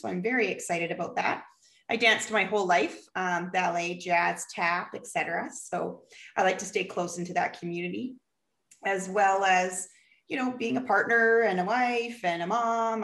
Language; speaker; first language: English; native; English